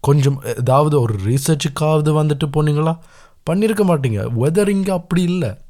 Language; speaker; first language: Tamil; early bilingual, heritage; Tamil